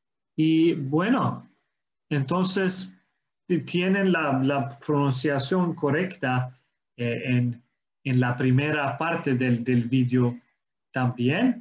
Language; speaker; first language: Spanish; non-native, fluent; English